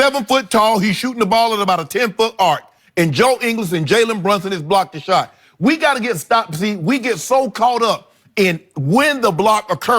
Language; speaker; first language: English; native; English